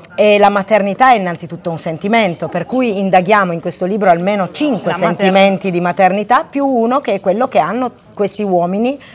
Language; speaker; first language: Italian; non-native, local second language; Occitan